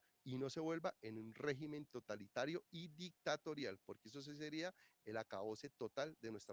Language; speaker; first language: Spanish; native; Spanish